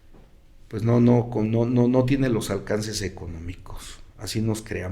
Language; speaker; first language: Spanish; native; Spanish